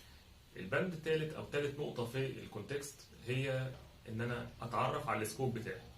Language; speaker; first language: Arabic; native; Arabic